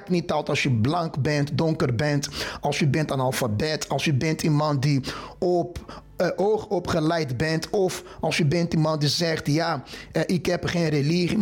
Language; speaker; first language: Dutch; non-native, fluent; Portuguese